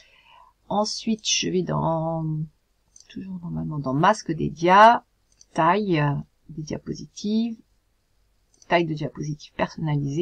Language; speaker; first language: French; native; French